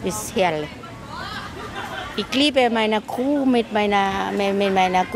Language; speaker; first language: German; non-native, learner; Thai